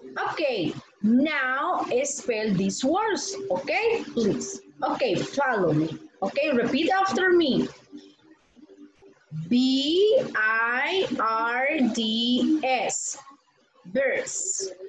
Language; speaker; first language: English; non-native, learner; Spanish